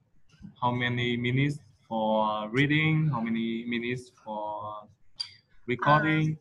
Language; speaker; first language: English; non-native, fluent; Vietnamese